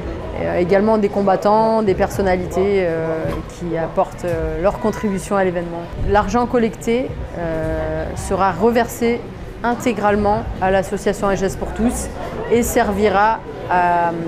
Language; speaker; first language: French; native; French